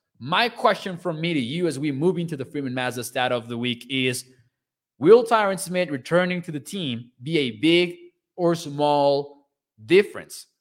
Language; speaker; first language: English; non-native, fluent; Spanish